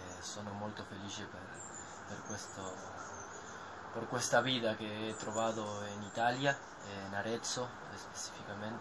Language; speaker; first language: Italian; non-native, learner; Spanish